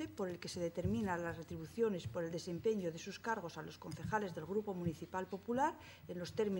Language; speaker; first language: Spanish; native; Spanish